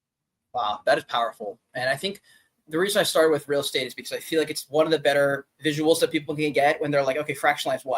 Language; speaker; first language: English; native; English